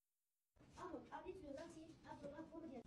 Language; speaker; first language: French; non-native, learner; Arabic